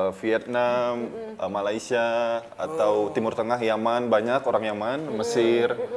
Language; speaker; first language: Indonesian; native; Indonesian